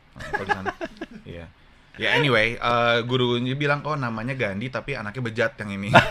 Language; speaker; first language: Indonesian; native; Indonesian